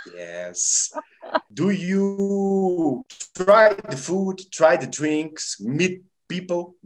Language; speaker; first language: English; non-native, learner; Portuguese